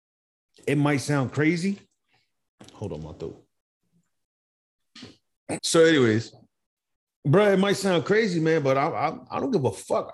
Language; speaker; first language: English; native; English